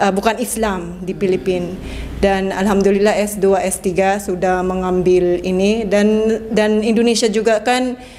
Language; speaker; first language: Indonesian; non-native, fluent; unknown